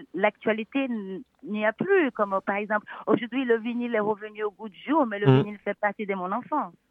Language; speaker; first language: French; non-native, fluent; Portuguese